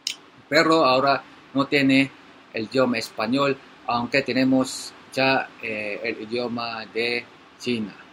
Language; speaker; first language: Spanish; non-native, learner; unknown